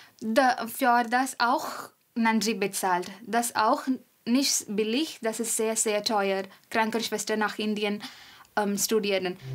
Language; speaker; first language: German; non-native, learner; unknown